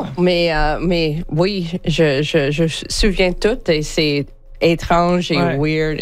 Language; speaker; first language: French; non-native, learner; English